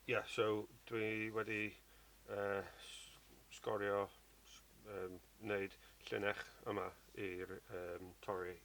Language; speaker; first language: Welsh; non-native, learner; English